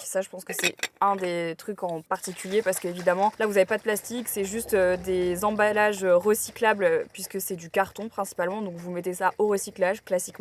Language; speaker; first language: French; native; French